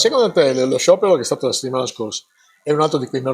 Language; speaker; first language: Italian; native; Italian